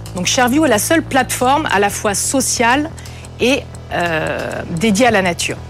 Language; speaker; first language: French; native; French